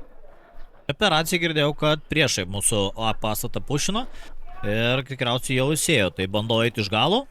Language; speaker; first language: Lithuanian; native; Lithuanian